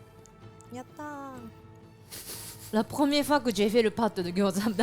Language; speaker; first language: French; non-native, fluent; Japanese